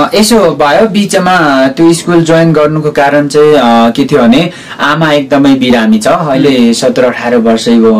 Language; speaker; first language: Nepali; non-native, local second language; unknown